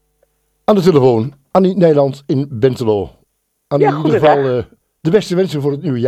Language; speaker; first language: Dutch; native; Dutch